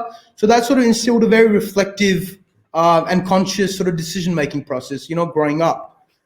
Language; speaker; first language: English; early bilingual, other home language; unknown